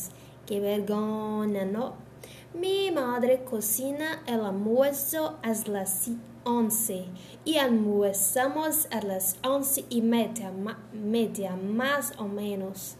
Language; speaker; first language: Spanish; non-native, learner; Portuguese